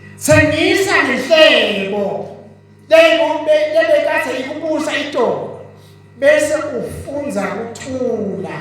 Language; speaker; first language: Zulu; non-native, local second language; Swati